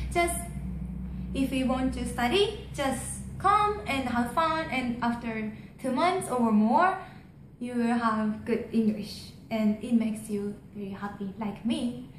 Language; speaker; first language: English; non-native, learner; Japanese